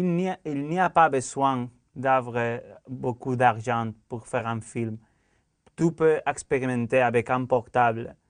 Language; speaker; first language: French; non-native, learner; Spanish